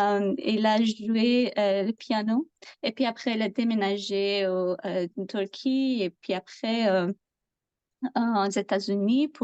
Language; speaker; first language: French; non-native, learner; Persian